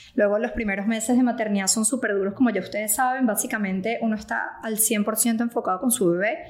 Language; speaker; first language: Spanish; native; Spanish